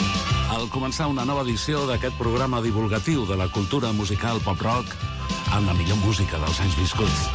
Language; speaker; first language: Catalan; native; Catalan